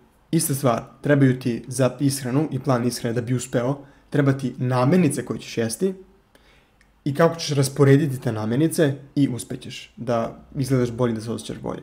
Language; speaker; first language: Serbian; native; Serbian